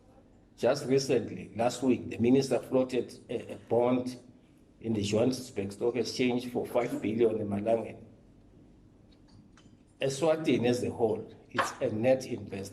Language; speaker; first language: English; non-native, local second language; Swati